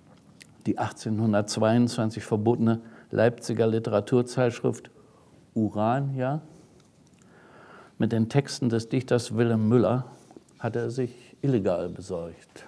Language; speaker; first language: German; native; German